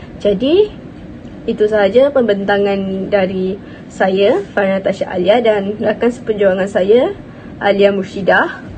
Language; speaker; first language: Malay; native; Malay